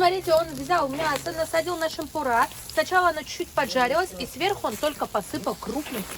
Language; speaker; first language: Russian; native; Russian